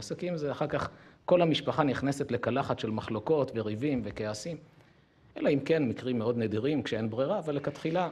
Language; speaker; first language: Hebrew; native; Hebrew